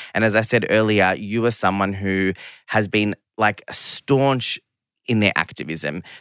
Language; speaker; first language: English; non-native, local second language; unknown